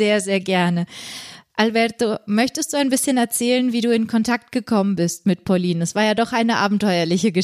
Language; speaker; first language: German; native; German